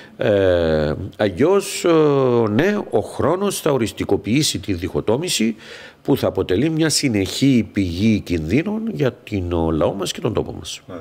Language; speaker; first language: Greek; native; Greek